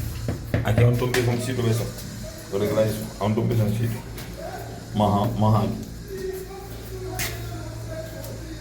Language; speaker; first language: French; non-native, local second language; Haitian Creole